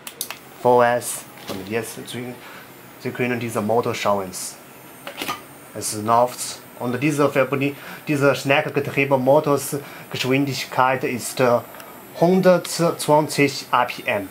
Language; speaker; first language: German; non-native, learner; Chinese